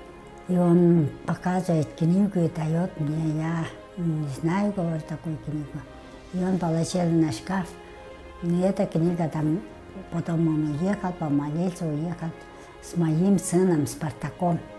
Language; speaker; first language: Russian; non-native, local second language; Tuvinian